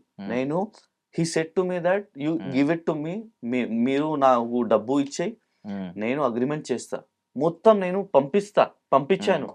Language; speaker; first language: Telugu; non-native, local second language; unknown